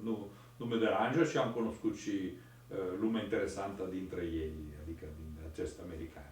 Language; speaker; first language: Romanian; non-native, learner; Italian